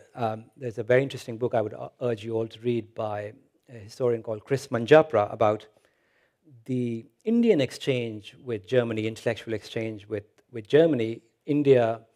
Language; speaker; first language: English; non-native, local second language; Hindi